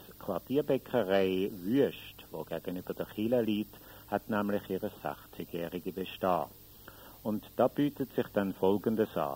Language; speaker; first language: German; native; German